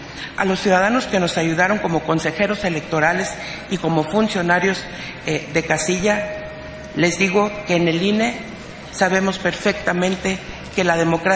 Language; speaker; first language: Spanish; native; Spanish